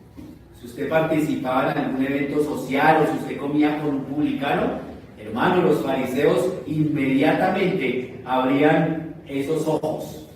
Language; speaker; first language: Spanish; native; Spanish